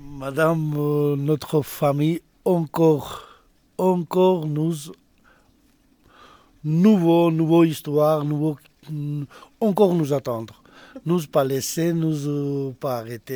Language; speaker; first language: French; non-native, learner; Georgian